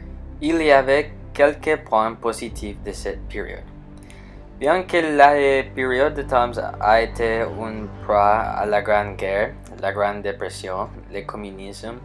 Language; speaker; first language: French; non-native, learner; English